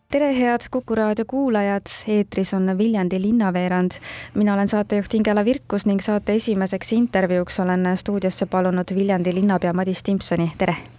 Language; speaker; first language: Estonian; native; Estonian